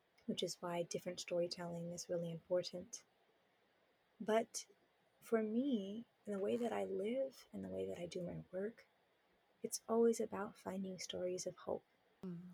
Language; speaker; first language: English; native; English